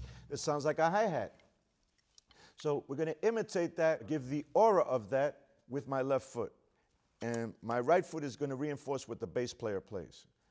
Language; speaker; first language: English; native; English